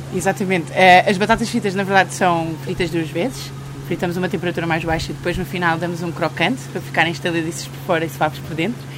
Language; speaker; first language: Portuguese; early bilingual, other home language; English